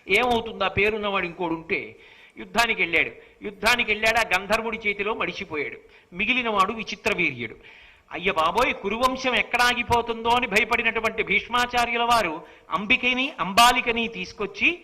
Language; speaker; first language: Telugu; native; Telugu